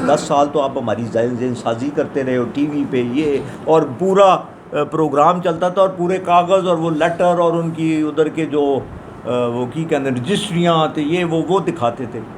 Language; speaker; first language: Urdu; non-native, local second language; Punjabi